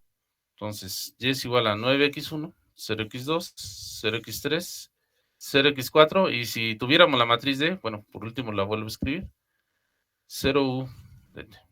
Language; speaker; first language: Spanish; native; Spanish